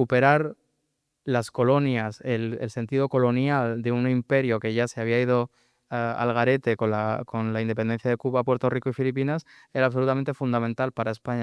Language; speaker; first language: Spanish; native; Spanish